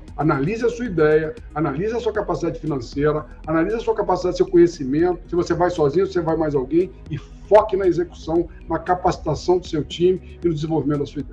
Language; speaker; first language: Portuguese; native; Portuguese